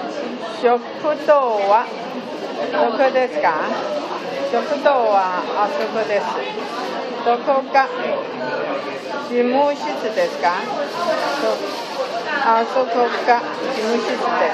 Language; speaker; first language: Japanese; non-native, learner; Chinese